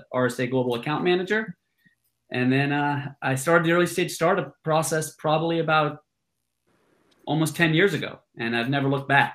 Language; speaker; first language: English; native; English